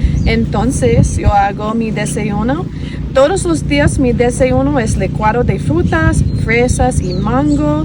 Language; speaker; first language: Spanish; non-native, learner; English